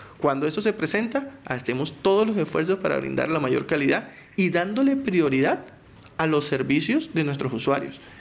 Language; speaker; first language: Spanish; native; Spanish